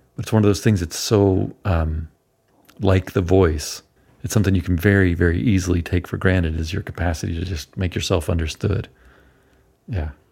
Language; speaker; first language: English; native; English